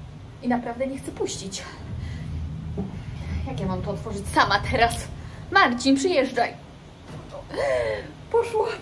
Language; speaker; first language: Polish; native; Polish